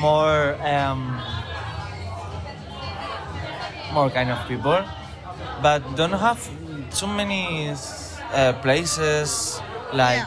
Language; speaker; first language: English; non-native, learner; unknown